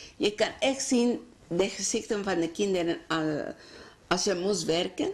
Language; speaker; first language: Dutch; non-native, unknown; Spanish